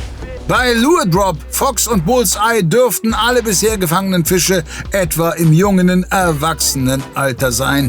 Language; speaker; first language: German; native; German